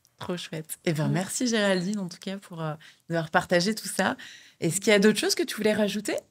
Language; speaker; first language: French; native; French